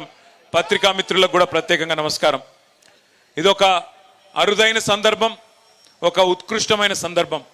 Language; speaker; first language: Telugu; native; Telugu